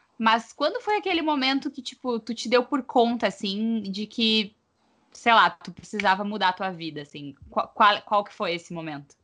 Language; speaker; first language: Portuguese; native; Portuguese